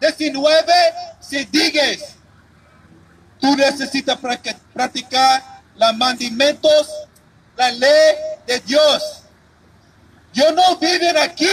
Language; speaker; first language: Spanish; non-native, learner; English